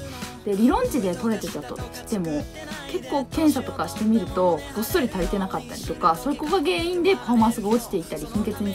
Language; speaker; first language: Japanese; native; Japanese